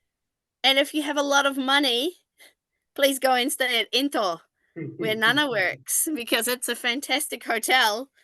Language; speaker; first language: English; non-native, fluent; Japanese